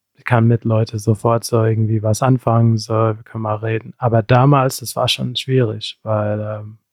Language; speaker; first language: German; native; German